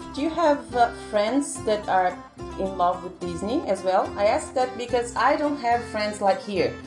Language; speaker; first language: English; non-native, fluent; Portuguese